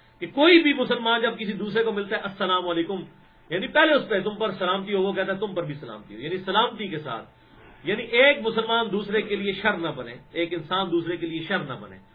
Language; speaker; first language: Urdu; non-native, local second language; Punjabi